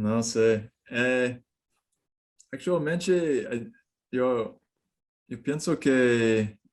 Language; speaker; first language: Spanish; non-native, learner; English